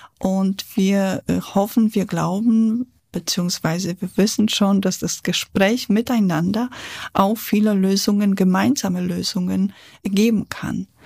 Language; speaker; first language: German; non-native, fluent; Polish